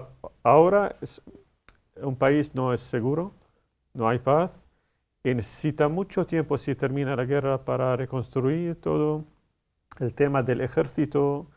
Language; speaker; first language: Spanish; non-native, learner; Arabic